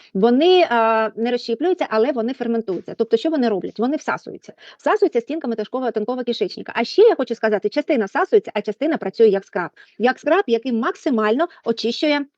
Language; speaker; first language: Ukrainian; non-native, local second language; Russian